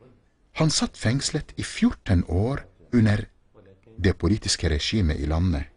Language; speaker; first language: Norwegian; non-native, fluent; Arabic